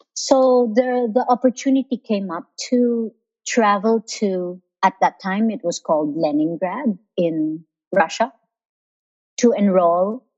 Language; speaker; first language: English; non-native, local second language; Filipino